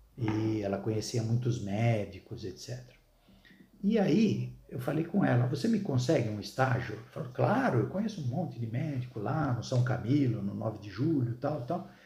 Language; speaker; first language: Portuguese; early bilingual, other home language; Arabic